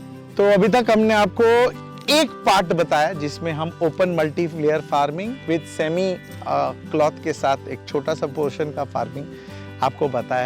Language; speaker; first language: Hindi; non-native, local second language; Marathi